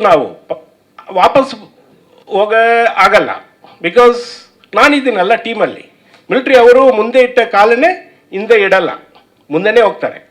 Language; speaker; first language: Kannada; non-native, learner; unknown